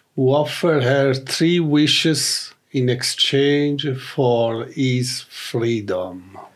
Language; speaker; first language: English; non-native, fluent; Italian